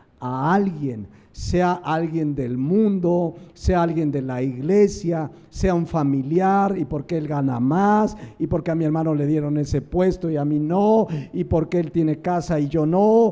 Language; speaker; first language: Spanish; native; Spanish